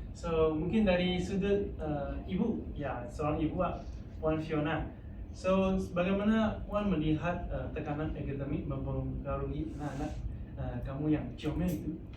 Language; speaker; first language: Malay; non-native, local second language; Chinese